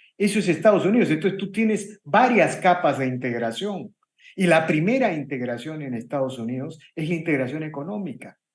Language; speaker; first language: Spanish; native; Spanish